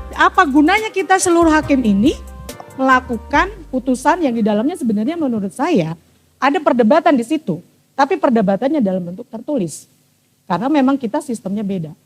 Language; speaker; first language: Indonesian; native; Indonesian